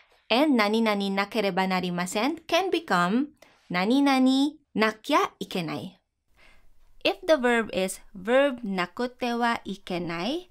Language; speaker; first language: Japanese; non-native, fluent; Filipino